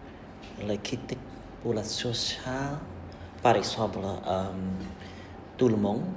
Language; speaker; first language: French; non-native, learner; Khmer